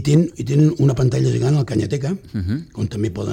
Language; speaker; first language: Catalan; native; Catalan